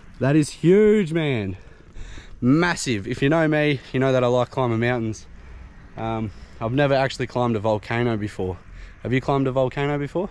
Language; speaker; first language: English; native; English